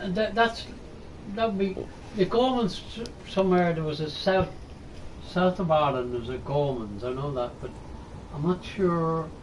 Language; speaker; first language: English; native; English